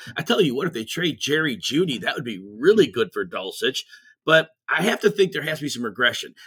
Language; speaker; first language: English; native; English